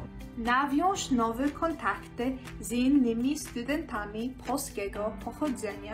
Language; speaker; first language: Polish; early bilingual, heritage; Polish